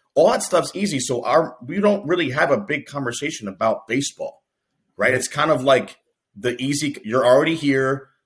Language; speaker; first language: English; native; English